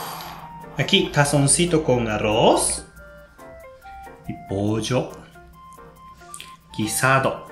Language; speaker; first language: Spanish; non-native, fluent; Japanese